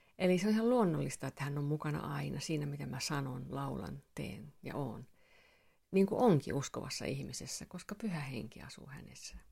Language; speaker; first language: Finnish; non-native, local second language; Swedish